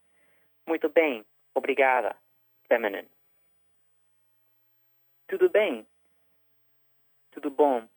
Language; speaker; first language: Portuguese; non-native, fluent; English